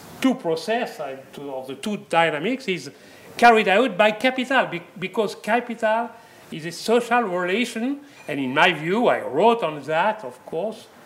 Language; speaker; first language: English; non-native, fluent; French